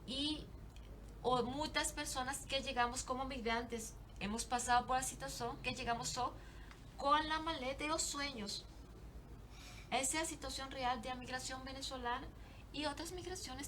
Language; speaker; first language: Portuguese; non-native, learner; Spanish